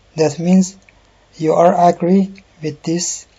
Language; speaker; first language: English; non-native, learner; Persian